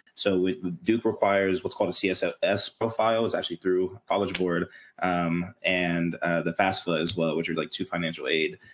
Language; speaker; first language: English; native; English